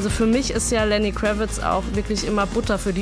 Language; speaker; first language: German; native; German